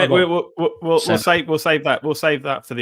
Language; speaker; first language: English; native; English